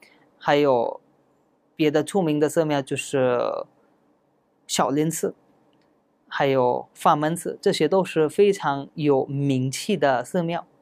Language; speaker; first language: Chinese; non-native, fluent; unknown